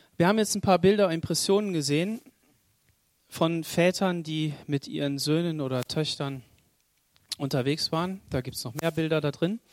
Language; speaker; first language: German; native; German